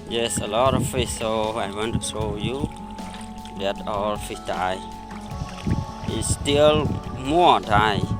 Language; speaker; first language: English; non-native, learner; Khmer